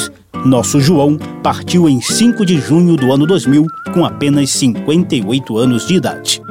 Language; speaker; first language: Portuguese; native; Portuguese